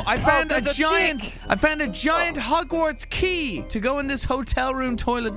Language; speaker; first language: English; native; English